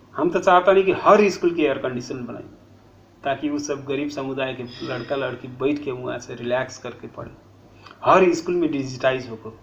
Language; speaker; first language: Bhojpuri; non-native, local second language; Nepali